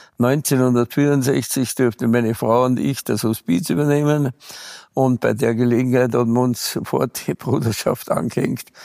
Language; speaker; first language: German; native; German